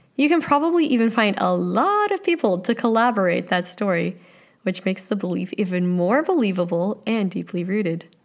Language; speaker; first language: English; native; English